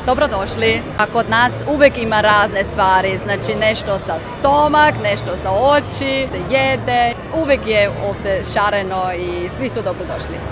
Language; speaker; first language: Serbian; non-native, learner; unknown